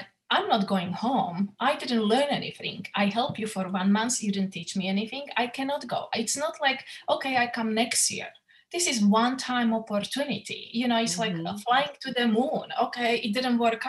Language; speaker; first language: English; non-native, fluent; Slovak